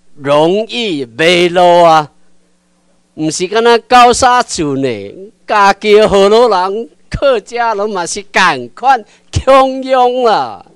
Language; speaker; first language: Chinese; non-native, local second language; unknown